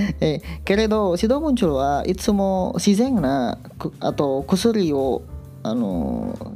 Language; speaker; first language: Japanese; non-native, learner; Indonesian